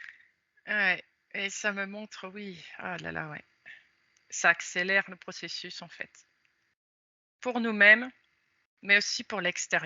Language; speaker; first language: French; native; French